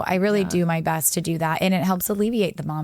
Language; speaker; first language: English; native; English